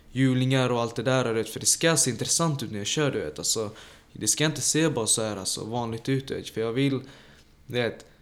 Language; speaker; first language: Swedish; early bilingual, other home language; Tajik